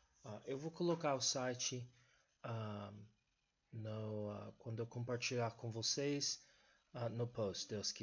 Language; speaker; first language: Portuguese; non-native, fluent; English